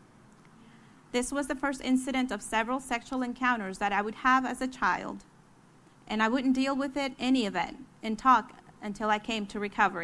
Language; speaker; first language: English; early bilingual, other home language; Spanish